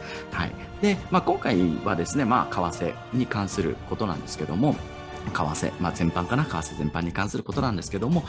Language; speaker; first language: Japanese; native; Japanese